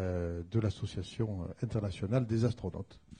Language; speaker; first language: French; native; French